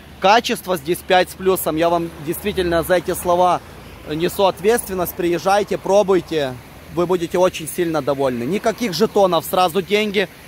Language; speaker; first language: Russian; non-native, local second language; Ukrainian